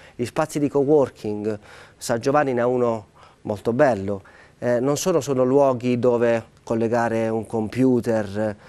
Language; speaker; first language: Italian; native; Italian